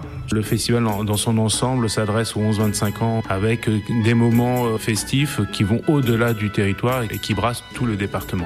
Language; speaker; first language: French; native; French